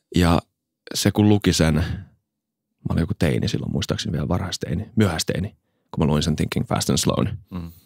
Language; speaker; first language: Finnish; native; Finnish